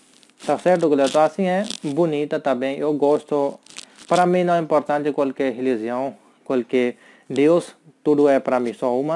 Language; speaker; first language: Portuguese; non-native, learner; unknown